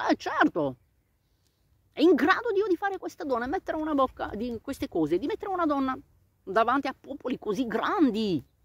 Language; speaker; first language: Italian; non-native, fluent; Romanian